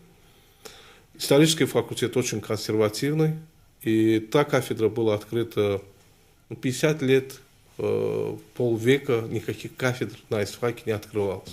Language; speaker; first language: Russian; non-native, local second language; Azerbaijani